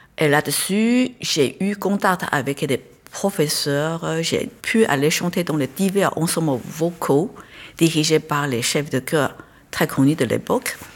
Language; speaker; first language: French; non-native, fluent; Chinese